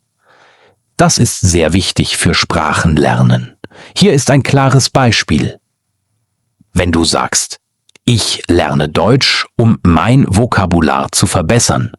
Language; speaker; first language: German; native; German